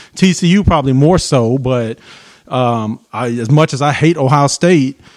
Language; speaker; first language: English; native; English